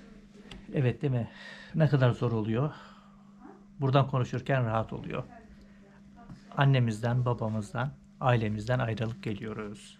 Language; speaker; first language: Turkish; native; Turkish